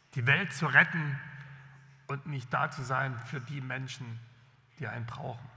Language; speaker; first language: German; native; German